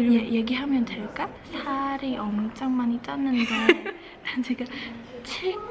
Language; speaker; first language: Korean; early bilingual, heritage; Czech